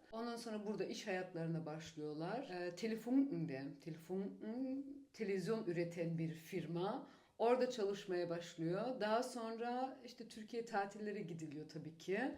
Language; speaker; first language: Turkish; early bilingual, heritage; Turkish